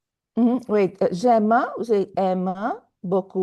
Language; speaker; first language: French; non-native, fluent; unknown